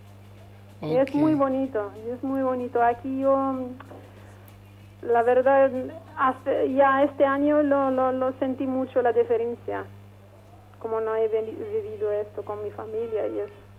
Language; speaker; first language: Spanish; non-native, fluent; Arabic